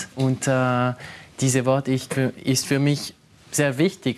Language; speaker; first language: German; non-native, local second language; French